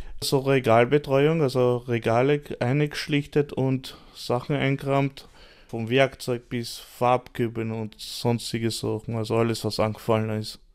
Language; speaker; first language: German; early bilingual, other home language; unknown